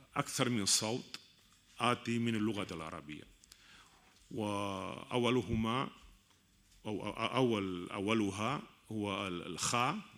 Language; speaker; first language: Arabic; non-native, fluent; Catalan